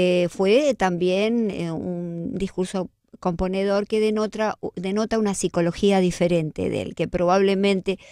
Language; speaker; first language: Spanish; native; Spanish